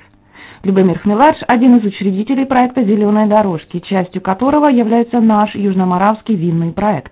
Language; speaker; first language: Russian; native; Russian